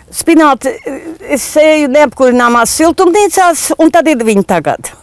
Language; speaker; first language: Latvian; native; Latvian